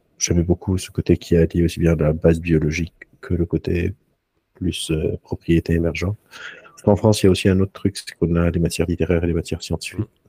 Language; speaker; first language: French; non-native, local second language; Arabic